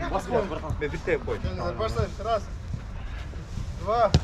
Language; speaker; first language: Russian; non-native, local second language; Kyrgyz